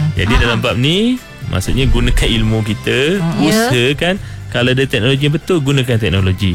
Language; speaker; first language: Malay; native; Malay